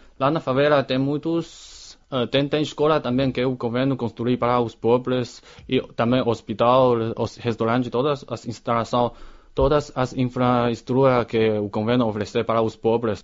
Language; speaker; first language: Portuguese; non-native, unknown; Chinese